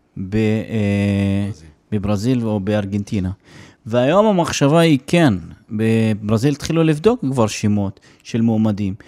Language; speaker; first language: Hebrew; non-native, local second language; Arabic